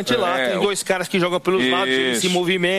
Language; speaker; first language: Portuguese; native; Portuguese